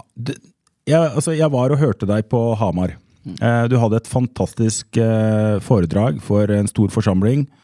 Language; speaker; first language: Norwegian; native; Norwegian